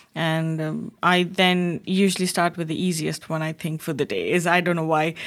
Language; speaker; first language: English; non-native, local second language; Bangla